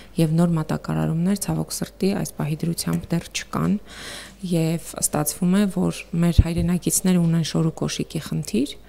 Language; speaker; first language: Armenian; native; Armenian